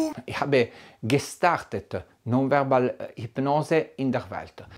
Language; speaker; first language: German; non-native, learner; Italian